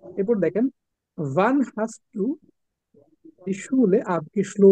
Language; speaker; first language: German; non-native, learner; Bangla